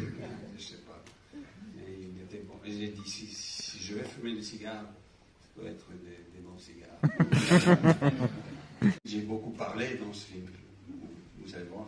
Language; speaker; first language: French; non-native, fluent; English